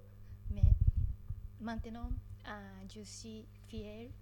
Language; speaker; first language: French; non-native, learner; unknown